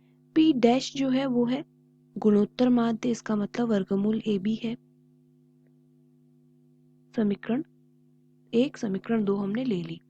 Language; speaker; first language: Hindi; native; Hindi